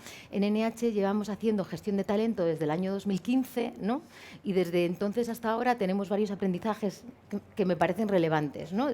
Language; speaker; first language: Spanish; native; Spanish